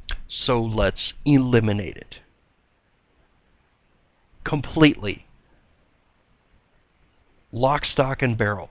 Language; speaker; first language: English; native; English